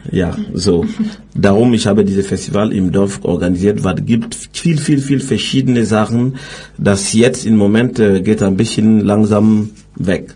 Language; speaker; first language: German; non-native, learner; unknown